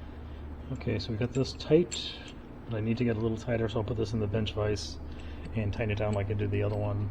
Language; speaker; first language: English; native; English